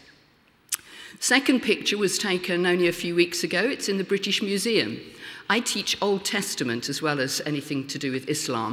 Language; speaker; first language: English; native; English